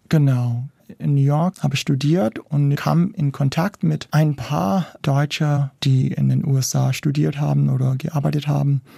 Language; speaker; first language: German; non-native, fluent; English